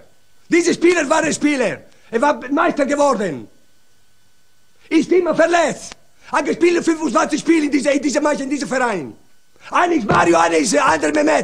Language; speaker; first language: German; non-native, learner; Italian